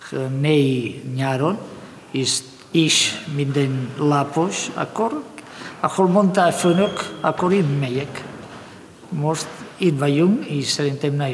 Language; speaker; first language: Hungarian; non-native, learner; Spanish